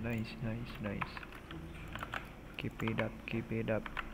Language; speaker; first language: English; non-native, learner; Indonesian